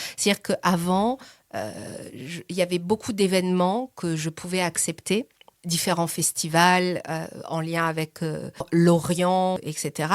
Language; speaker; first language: French; early bilingual, other home language; Persian